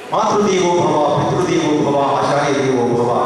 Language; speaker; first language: Telugu; native; Telugu